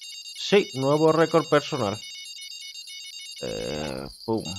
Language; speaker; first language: Spanish; native; Spanish